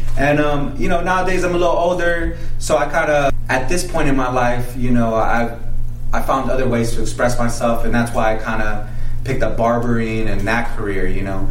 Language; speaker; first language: English; early bilingual, other home language; Spanish